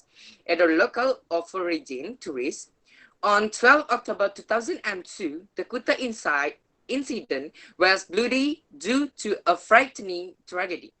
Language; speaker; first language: English; non-native, learner; Indonesian